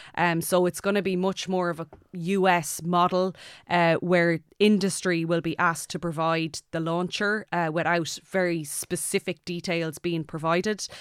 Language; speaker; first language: English; native; English